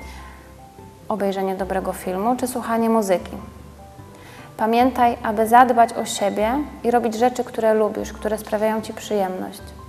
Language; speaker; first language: Polish; native; Polish